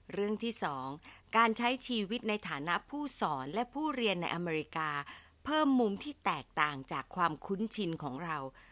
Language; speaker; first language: Thai; native; Thai